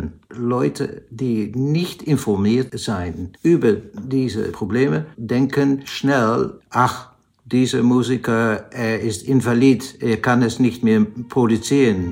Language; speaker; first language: German; non-native, learner; Dutch